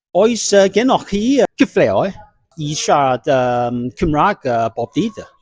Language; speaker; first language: Welsh; non-native, learner; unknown